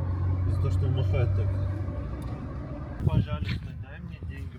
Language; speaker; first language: Russian; native; Russian